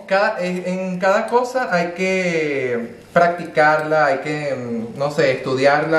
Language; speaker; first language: Spanish; native; Spanish